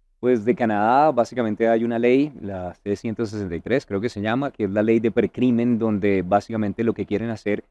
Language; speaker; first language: Spanish; native; Spanish